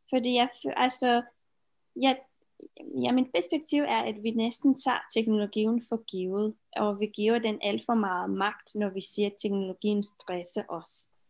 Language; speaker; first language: Danish; non-native, fluent; Romanian